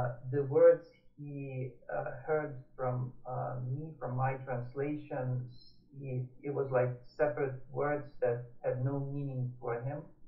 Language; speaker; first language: English; non-native, fluent; Russian